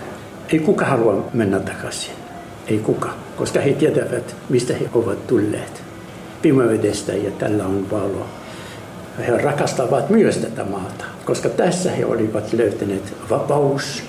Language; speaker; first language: Finnish; non-native, fluent; Arabic